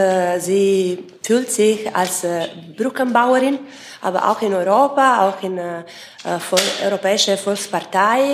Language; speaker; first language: German; non-native, fluent; Italian